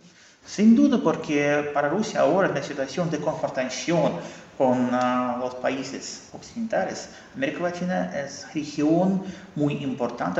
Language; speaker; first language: Spanish; non-native, fluent; Russian